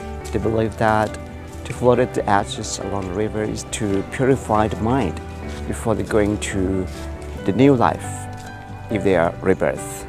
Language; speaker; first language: English; non-native, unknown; Thai